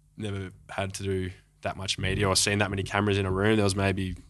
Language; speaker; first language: English; native; English